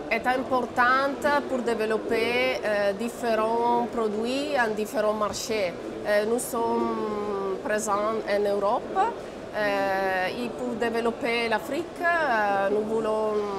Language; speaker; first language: French; non-native, learner; Italian